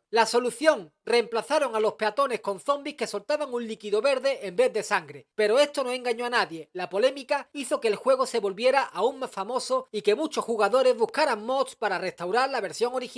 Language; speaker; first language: Spanish; native; Spanish